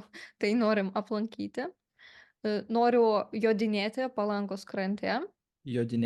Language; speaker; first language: Lithuanian; non-native, fluent; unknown